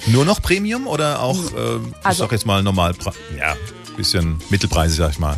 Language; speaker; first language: German; native; German